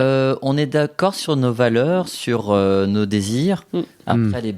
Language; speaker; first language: French; native; French